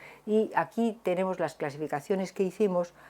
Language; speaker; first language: Spanish; native; Spanish